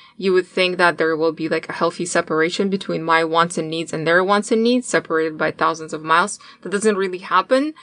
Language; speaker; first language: English; non-native, fluent; Russian